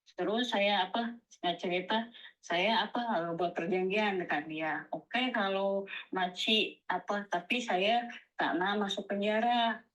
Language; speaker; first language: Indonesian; native; Indonesian